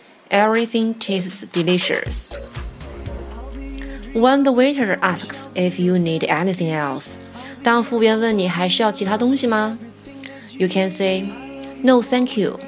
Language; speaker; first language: English; non-native, fluent; Chinese